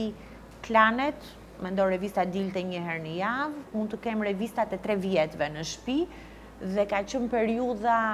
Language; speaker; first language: Albanian; native; Albanian